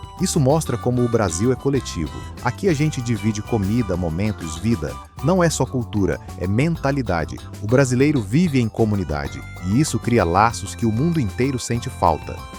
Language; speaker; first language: Portuguese; native; Portuguese